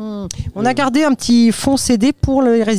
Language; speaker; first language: French; native; French